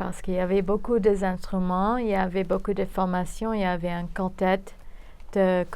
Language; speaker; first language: French; non-native, fluent; English